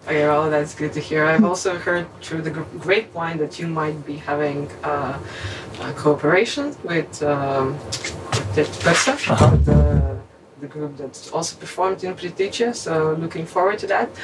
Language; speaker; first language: English; non-native, fluent; Slovenian